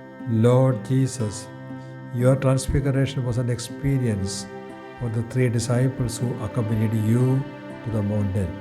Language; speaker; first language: English; non-native, local second language; Malayalam